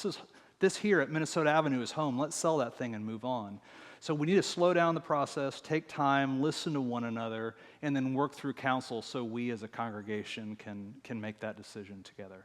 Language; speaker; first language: English; native; English